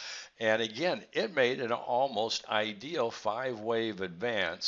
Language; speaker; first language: English; native; English